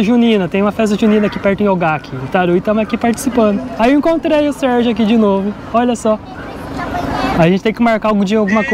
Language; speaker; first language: Portuguese; native; Portuguese